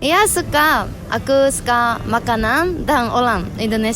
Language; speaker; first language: Indonesian; non-native, learner; Japanese